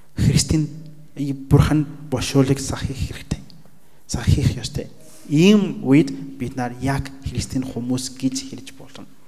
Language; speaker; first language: Mongolian; non-native, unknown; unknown